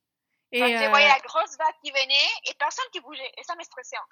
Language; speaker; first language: French; non-native, fluent; Spanish